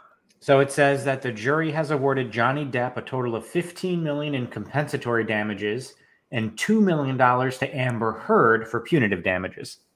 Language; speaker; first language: English; native; English